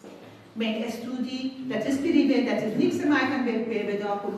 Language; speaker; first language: Dutch; non-native, fluent; Persian